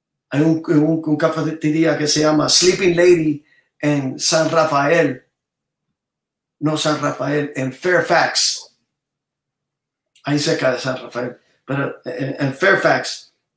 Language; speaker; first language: Spanish; early bilingual, other home language; English